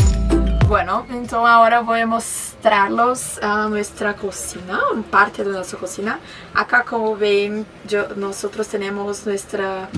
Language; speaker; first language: Spanish; non-native, learner; Portuguese